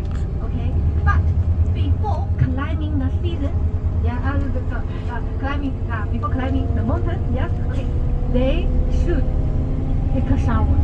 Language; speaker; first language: English; non-native, learner; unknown